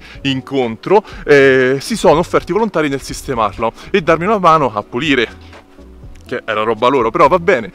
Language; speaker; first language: Italian; native; Italian